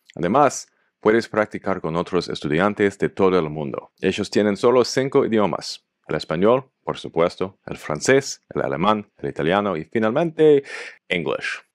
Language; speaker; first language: Spanish; non-native, learner; English